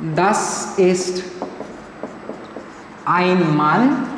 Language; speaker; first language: German; non-native, fluent; Marathi